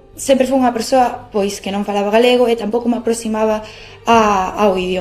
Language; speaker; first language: Galician; non-native, local second language; Spanish